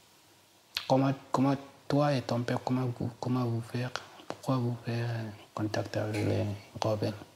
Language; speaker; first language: French; non-native, learner; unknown